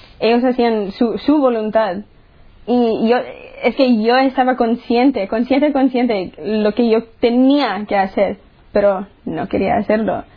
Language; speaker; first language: Spanish; early bilingual, heritage; English